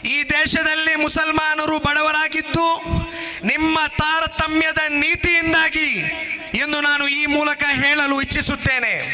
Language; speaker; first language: Kannada; native; Kannada